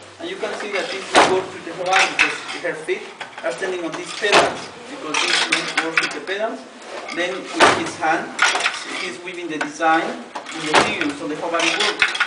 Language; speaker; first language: English; non-native, fluent; Spanish